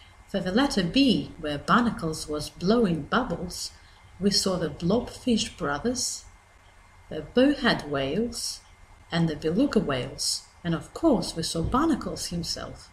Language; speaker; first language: English; native; English